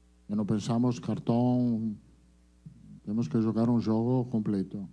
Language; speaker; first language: Portuguese; non-native, fluent; Italian